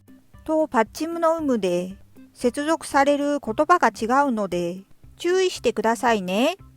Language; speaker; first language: Japanese; non-native, fluent; Korean